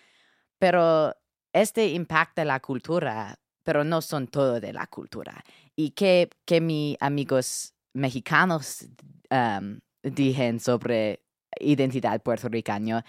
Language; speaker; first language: Spanish; non-native, learner; English